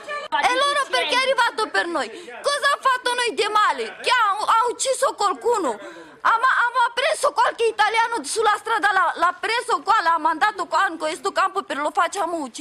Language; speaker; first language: Italian; non-native, learner; Romanian